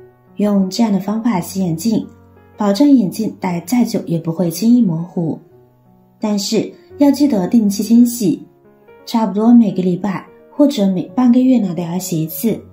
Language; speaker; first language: Chinese; native; Chinese